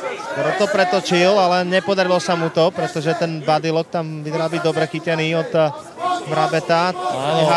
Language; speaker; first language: Slovak; native; Slovak